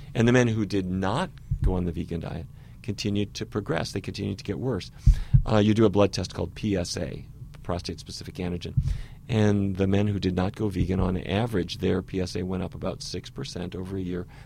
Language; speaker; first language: English; native; English